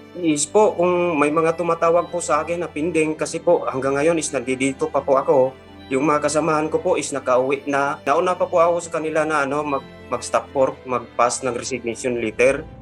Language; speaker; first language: Filipino; non-native, local second language; Cebuano